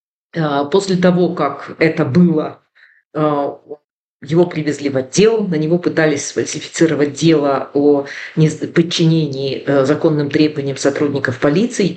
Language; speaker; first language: Russian; native; Russian